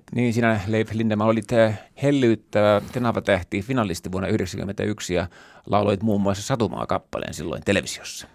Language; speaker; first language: Finnish; native; Finnish